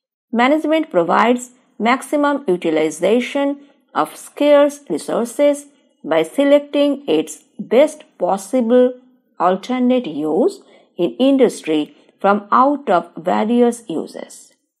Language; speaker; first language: English; non-native, local second language; Bangla